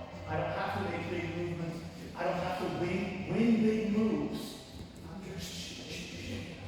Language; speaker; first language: English; native; English